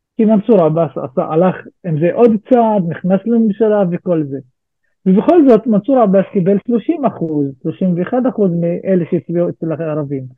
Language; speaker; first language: Hebrew; non-native, local second language; Arabic